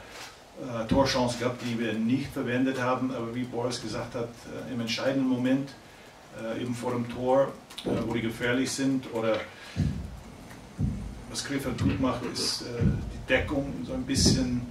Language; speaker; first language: German; native; German